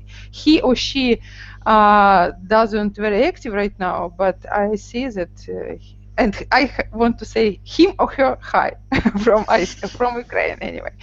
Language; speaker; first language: English; non-native, learner; Russian